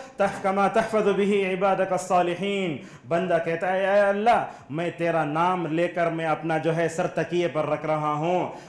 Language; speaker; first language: Urdu; native; Urdu